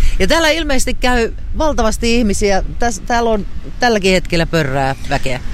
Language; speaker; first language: Finnish; native; Finnish